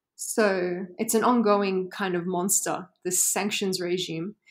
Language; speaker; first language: English; native; English